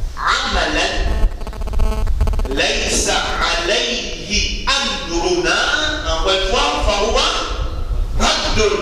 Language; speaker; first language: Arabic; non-native, fluent; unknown